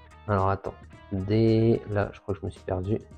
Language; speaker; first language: French; native; French